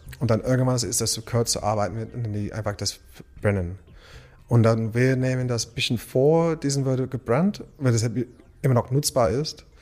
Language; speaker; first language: German; non-native, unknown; English